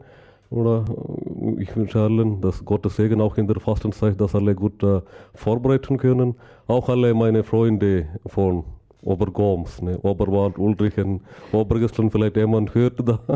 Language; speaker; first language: German; non-native, learner; Malayalam